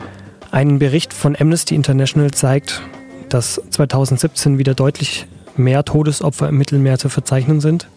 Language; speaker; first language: German; native; German